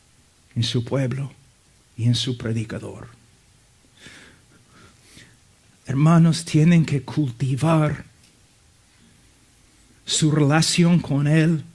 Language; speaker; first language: Spanish; non-native, fluent; English